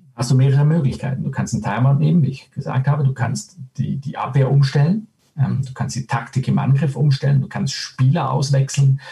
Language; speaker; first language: German; native; German